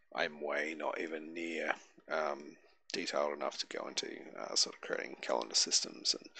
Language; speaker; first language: English; native; English